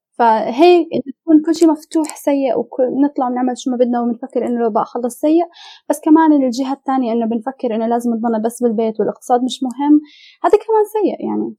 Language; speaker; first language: Arabic; native; Arabic